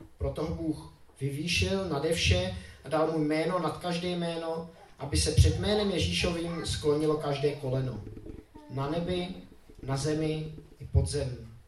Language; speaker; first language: Czech; native; Czech